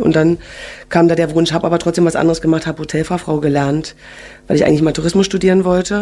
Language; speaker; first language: German; native; German